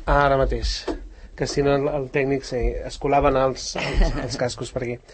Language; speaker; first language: Catalan; native; Catalan